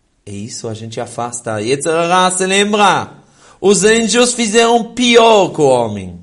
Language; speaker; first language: Portuguese; non-native, fluent; Hebrew